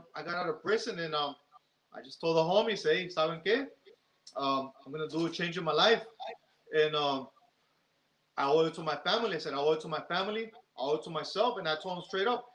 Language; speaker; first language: English; native; English